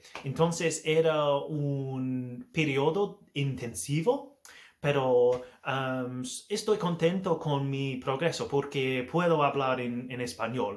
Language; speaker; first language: Spanish; non-native, learner; English